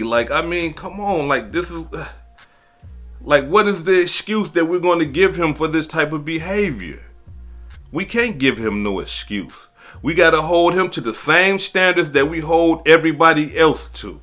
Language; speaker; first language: English; native; English